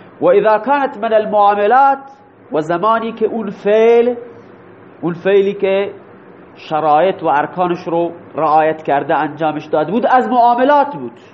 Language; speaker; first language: Persian; non-native, local second language; Baluchi